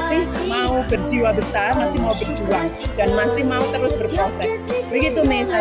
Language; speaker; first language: Indonesian; native; Indonesian